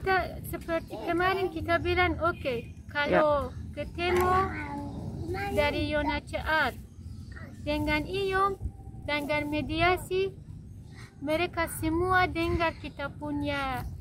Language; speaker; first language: Indonesian; non-native, learner; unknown